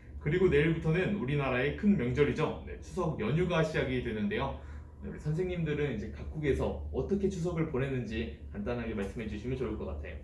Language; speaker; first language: Korean; native; Korean